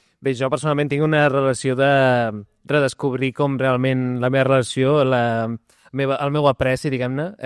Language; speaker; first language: Catalan; non-native, local second language; Spanish